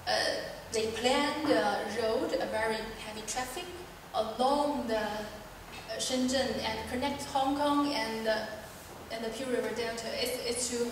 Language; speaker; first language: English; non-native, learner; Chinese